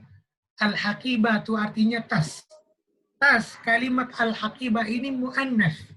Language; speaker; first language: Indonesian; native; Indonesian